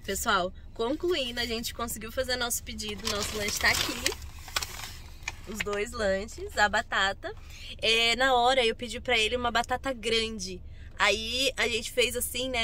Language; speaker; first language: Portuguese; native; Portuguese